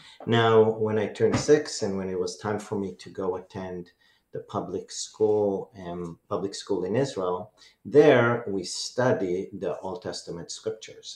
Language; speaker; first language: English; non-native, fluent; Hebrew